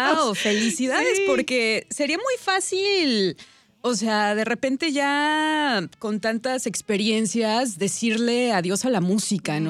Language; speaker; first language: Spanish; native; Spanish